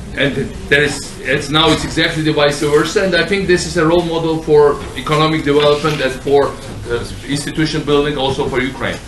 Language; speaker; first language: English; non-native, fluent; Georgian